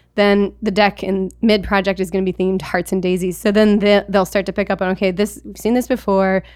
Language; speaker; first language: English; native; English